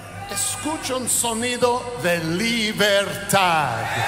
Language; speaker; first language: Spanish; non-native, learner; English